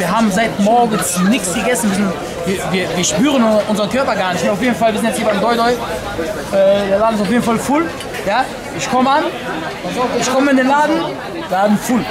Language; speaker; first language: German; native; German